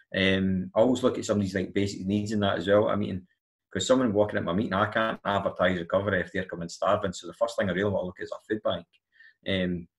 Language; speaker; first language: English; native; English